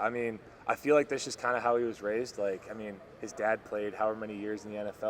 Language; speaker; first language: English; native; English